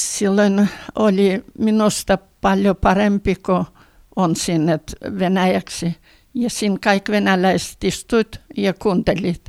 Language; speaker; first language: Finnish; early bilingual, heritage; Finnish